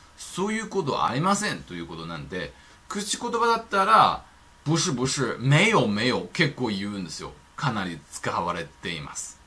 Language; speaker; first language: Japanese; non-native, fluent; Chinese